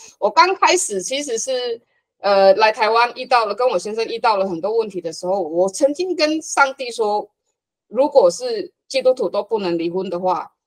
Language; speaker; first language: Chinese; non-native, fluent; Hakka Chinese